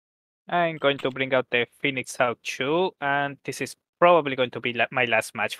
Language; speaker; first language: English; native; English